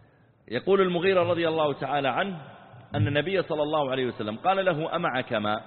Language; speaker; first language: Arabic; native; Arabic